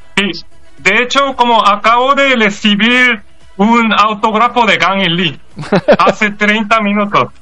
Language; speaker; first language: Spanish; non-native, fluent; Korean